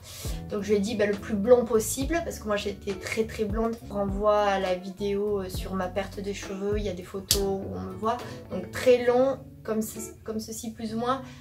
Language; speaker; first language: French; native; French